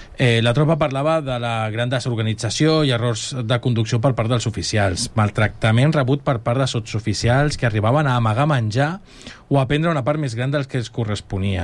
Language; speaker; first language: Catalan; native; Catalan